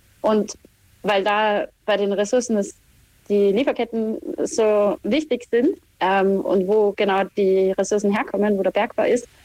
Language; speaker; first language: German; native; German